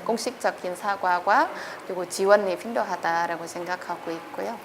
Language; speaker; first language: Korean; non-native, fluent; Vietnamese